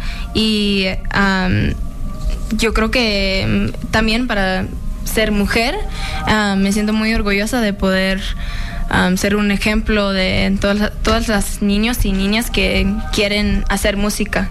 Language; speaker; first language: Spanish; early bilingual, heritage; English